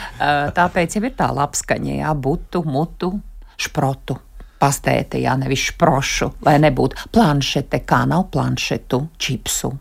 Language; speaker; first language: Latvian; native; Latvian